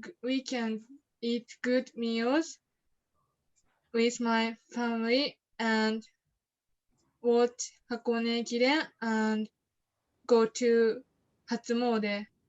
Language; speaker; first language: English; non-native, learner; Japanese